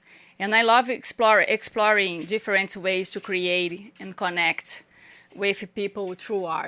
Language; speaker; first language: English; non-native, learner; Portuguese